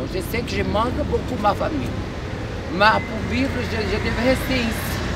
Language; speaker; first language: French; non-native, learner; Portuguese